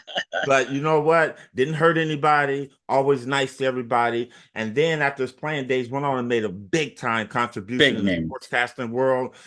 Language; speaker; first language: English; native; English